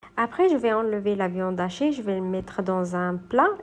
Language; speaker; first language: French; non-native, local second language; Arabic